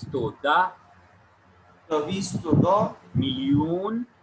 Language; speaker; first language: Persian; non-native, fluent; Urdu